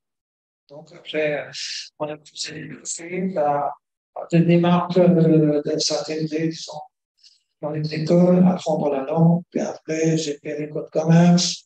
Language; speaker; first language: French; non-native, fluent; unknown